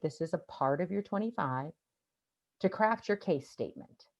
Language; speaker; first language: English; native; English